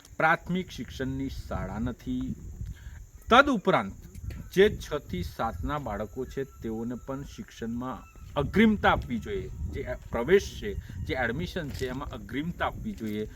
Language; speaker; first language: Gujarati; native; Gujarati